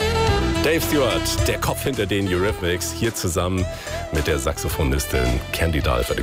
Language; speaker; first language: German; native; German